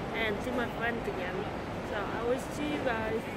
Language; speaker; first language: English; early bilingual, other home language; Thai